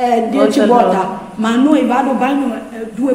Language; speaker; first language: Italian; non-native, learner; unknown